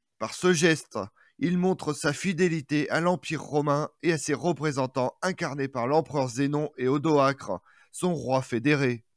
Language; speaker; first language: French; native; French